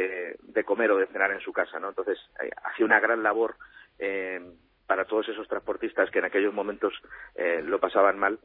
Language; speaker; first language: Spanish; native; Spanish